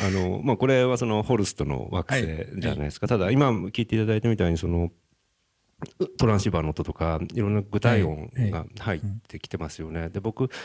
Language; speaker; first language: Japanese; native; Japanese